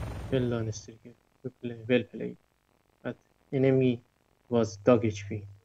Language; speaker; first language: English; non-native, learner; Persian